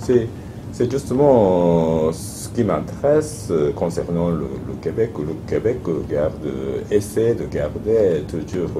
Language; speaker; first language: French; non-native, fluent; Japanese